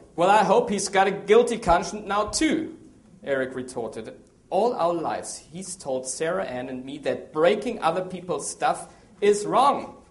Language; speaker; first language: English; non-native, fluent; German